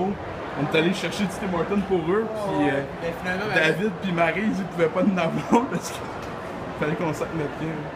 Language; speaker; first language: French; native; French